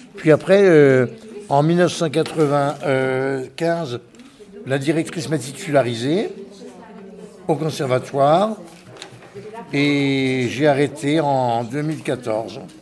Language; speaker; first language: French; native; French